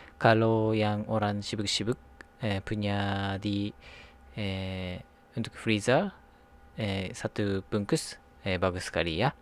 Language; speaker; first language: Indonesian; non-native, learner; Japanese